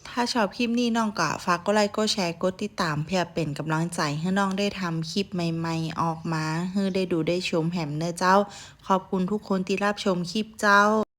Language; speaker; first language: Thai; native; Thai